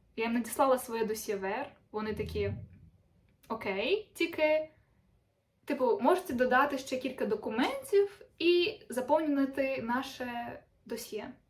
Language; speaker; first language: Ukrainian; native; Ukrainian